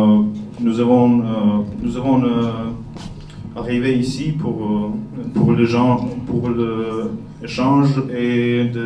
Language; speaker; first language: French; non-native, learner; Bosnian